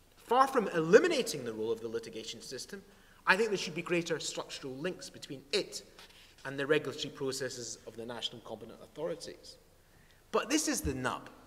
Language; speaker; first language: English; native; English